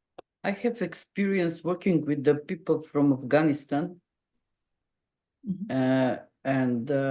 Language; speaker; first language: English; non-native, fluent; Macedonian